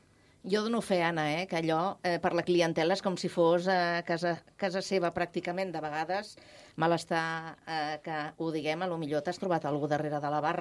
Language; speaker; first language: Catalan; native; Catalan